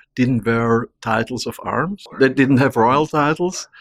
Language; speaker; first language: English; non-native, fluent; German